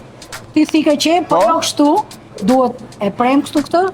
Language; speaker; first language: Albanian; native; Albanian